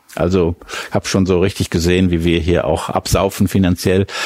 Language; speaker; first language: German; native; German